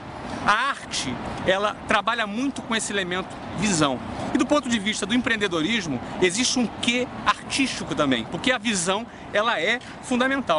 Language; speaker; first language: Portuguese; native; Portuguese